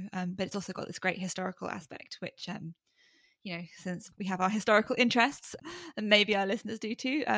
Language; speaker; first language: English; native; English